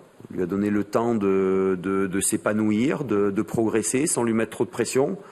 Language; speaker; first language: French; native; French